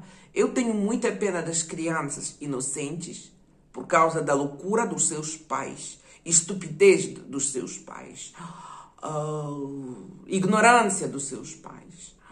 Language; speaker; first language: Portuguese; non-native, fluent; Ukrainian